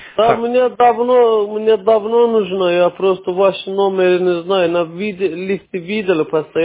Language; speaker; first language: Russian; non-native, learner; Azerbaijani